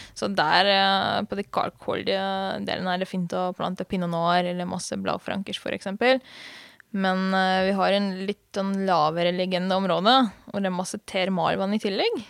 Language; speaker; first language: Norwegian; non-native, fluent; Hungarian